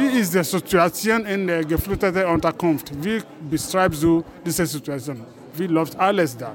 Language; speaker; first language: German; non-native, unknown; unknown